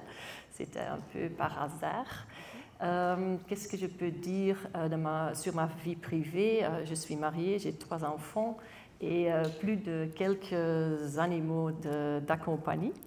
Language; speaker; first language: French; non-native, local second language; Dutch